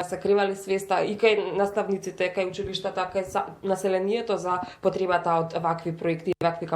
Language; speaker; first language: Macedonian; native; Macedonian